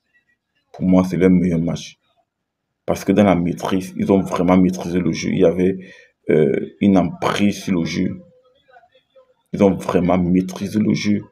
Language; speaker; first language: French; native; French